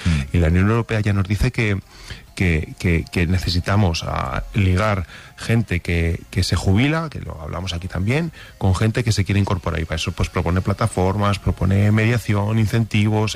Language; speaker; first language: Spanish; native; Spanish